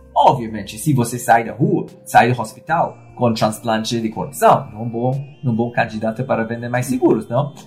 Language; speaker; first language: Portuguese; non-native, fluent; English